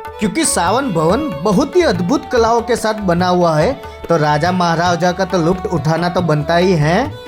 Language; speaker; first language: Hindi; non-native, local second language; Gujarati